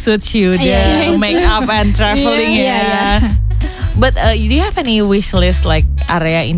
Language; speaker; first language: English; non-native, learner; Indonesian